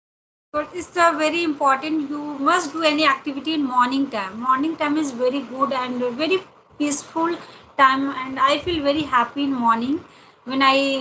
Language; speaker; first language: English; non-native, learner; Hindi